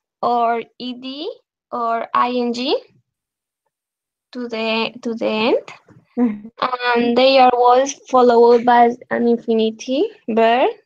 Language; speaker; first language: English; non-native, learner; Spanish